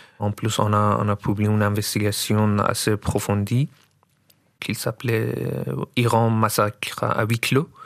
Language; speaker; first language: French; non-native, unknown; Persian